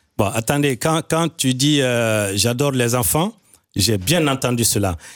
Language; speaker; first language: French; non-native, local second language; Bambara